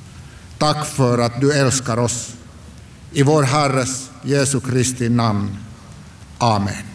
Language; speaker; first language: Swedish; non-native, local second language; Finnish